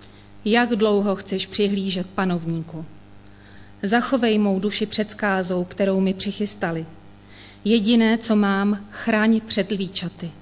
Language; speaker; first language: Czech; native; Czech